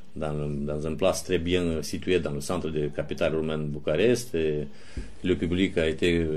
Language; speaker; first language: French; non-native, fluent; Romanian